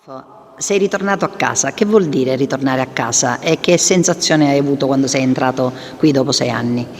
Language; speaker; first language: Italian; native; Italian